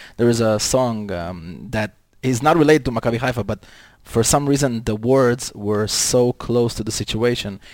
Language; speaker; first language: English; non-native, fluent; Hebrew